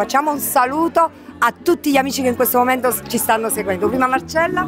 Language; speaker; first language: Italian; native; Italian